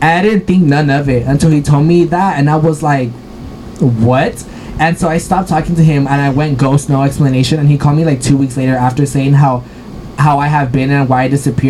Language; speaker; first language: English; early bilingual, other home language; Spanish